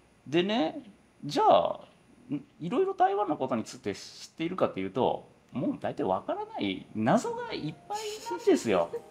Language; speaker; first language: Japanese; native; Japanese